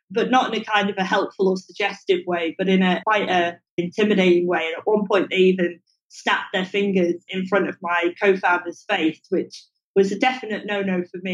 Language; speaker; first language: English; native; English